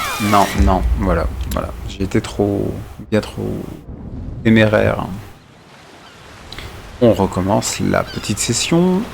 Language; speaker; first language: French; native; French